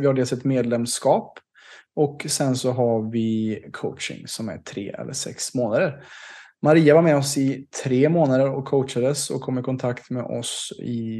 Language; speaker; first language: Swedish; native; Swedish